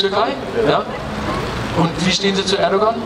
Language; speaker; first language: German; native; German